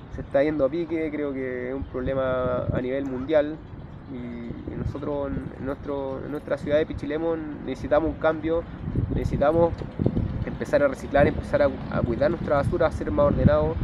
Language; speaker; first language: Spanish; native; Spanish